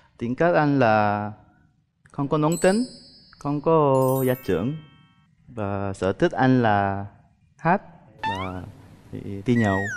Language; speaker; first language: Vietnamese; non-native, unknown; Korean